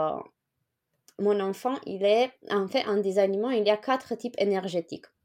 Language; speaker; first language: French; non-native, fluent; Romanian